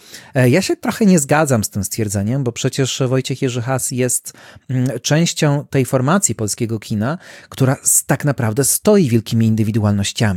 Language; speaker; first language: Polish; native; Polish